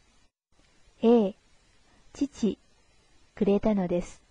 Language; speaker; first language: Japanese; non-native, fluent; Chinese